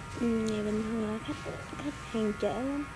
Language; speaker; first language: Vietnamese; native; Vietnamese